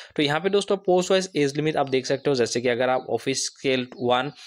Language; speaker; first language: Hindi; non-native, local second language; Assamese